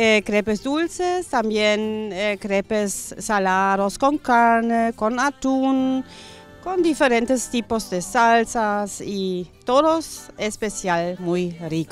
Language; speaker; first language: Spanish; non-native, fluent; German